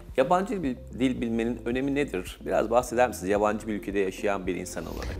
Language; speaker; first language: Turkish; native; Turkish